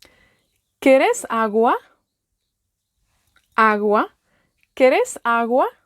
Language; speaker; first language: Spanish; non-native, fluent; Welsh